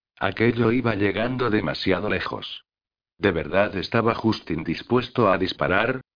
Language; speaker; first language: Spanish; native; Spanish